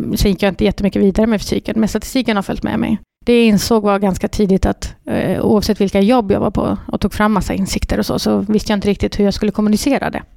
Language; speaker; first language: Swedish; early bilingual, other home language; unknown